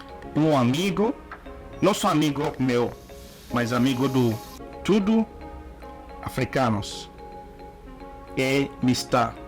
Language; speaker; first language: Portuguese; non-native, learner; Igbo